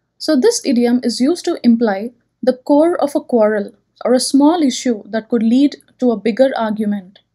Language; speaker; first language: English; non-native, local second language; Telugu